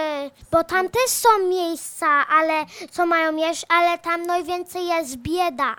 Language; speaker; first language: Polish; early bilingual, heritage; Polish